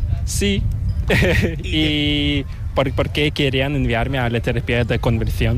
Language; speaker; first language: Spanish; non-native, fluent; Korean